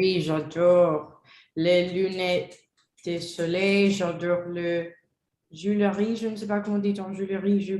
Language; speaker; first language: French; non-native, learner; Spanish